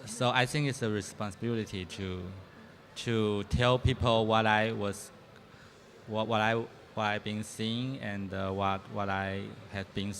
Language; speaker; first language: English; non-native, fluent; Chinese